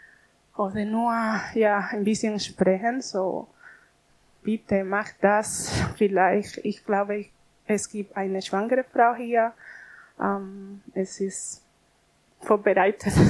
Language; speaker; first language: German; non-native, learner; Spanish